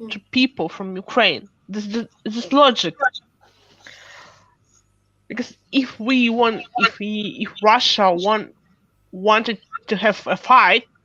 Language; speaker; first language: English; non-native, fluent; Russian